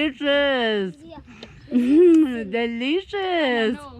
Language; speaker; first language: English; non-native, learner; Italian